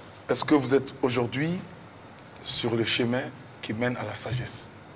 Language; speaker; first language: French; non-native, local second language; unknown